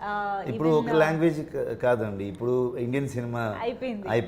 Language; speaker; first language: Telugu; non-native, learner; Kannada